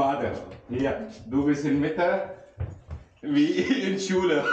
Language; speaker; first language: German; non-native, learner; Urdu